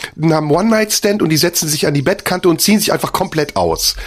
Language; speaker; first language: German; native; German